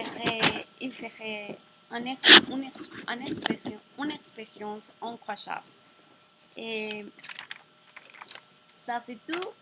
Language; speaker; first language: French; non-native, learner; Spanish